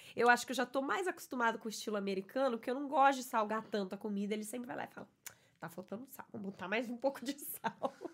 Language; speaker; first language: Portuguese; native; Portuguese